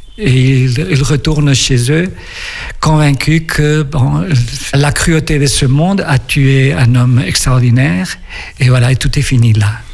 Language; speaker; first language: French; non-native, fluent; Spanish